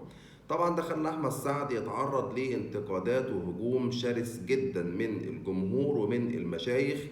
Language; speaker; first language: Arabic; native; Arabic